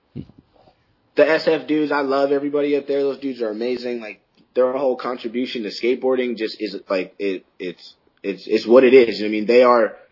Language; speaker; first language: English; native; English